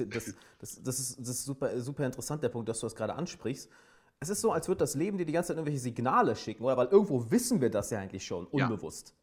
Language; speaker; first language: German; non-native, fluent; French